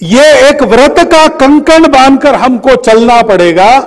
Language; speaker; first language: Hindi; native; Hindi